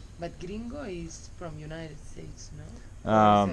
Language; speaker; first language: English; non-native, learner; Spanish